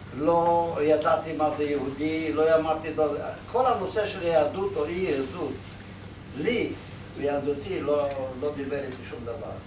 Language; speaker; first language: Hebrew; non-native, fluent; Polish